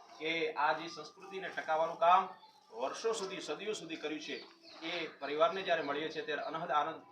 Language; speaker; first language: Gujarati; native; Gujarati